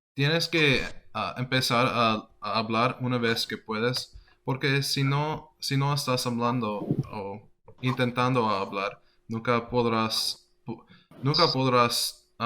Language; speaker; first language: Spanish; non-native, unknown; English